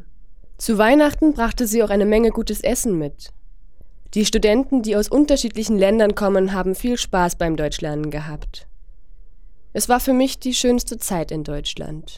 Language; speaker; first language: German; non-native, fluent; Chinese